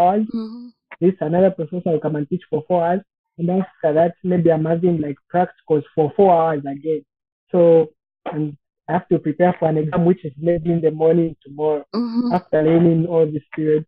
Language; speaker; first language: English; non-native, local second language; Bemba